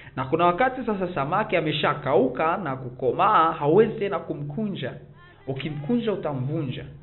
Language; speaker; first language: Swahili; native; Swahili